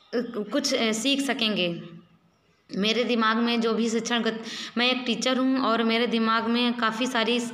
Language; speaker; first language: Hindi; native; Hindi